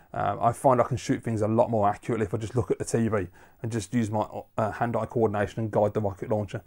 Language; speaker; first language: English; native; English